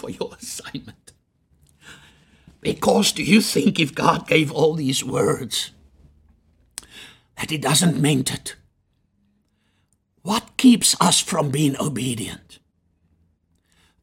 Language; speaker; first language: English; non-native, local second language; Afrikaans